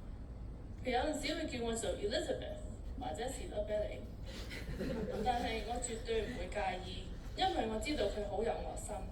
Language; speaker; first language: Cantonese; early bilingual, heritage; Cantonese